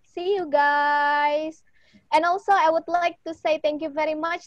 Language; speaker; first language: English; non-native, fluent; Indonesian